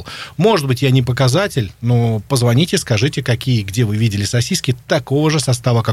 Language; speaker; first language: Russian; native; Russian